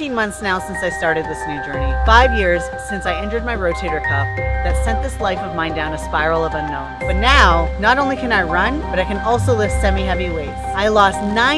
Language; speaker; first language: English; native; English